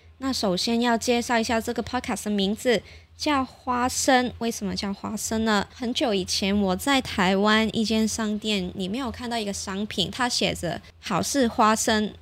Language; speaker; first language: Chinese; non-native, local second language; Cantonese